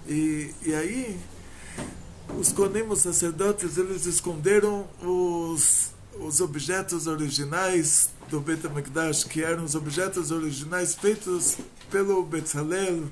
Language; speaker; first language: Portuguese; native; Portuguese